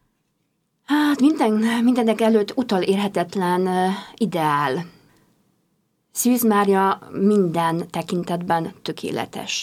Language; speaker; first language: Hungarian; non-native, fluent; Polish